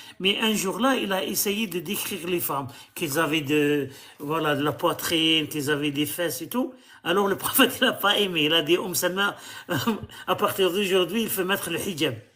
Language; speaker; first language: French; non-native, local second language; Arabic